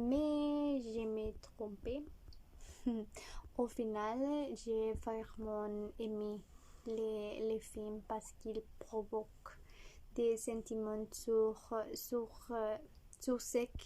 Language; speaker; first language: French; non-native, learner; Spanish